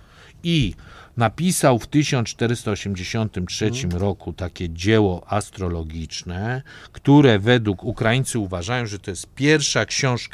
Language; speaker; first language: Polish; native; Polish